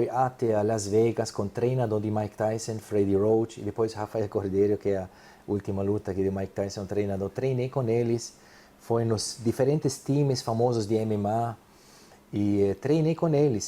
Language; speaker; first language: Portuguese; non-native, fluent; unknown